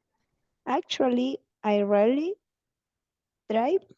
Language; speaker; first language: English; non-native, learner; Spanish